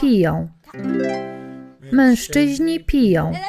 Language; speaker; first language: Polish; non-native, learner; English